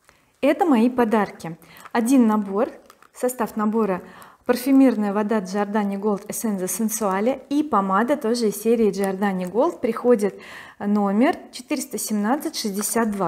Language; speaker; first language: Russian; native; Russian